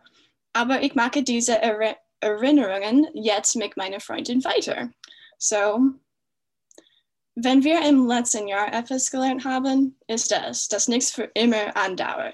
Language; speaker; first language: German; non-native, fluent; English